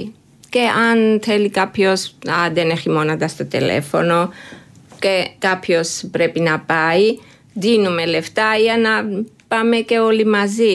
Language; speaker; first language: Greek; non-native, learner; Georgian